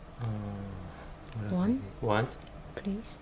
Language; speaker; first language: English; non-native, learner; Korean